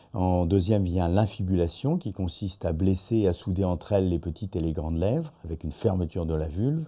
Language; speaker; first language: French; native; French